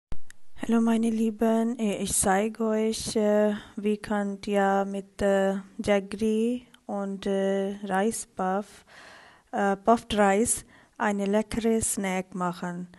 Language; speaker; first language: German; non-native, learner; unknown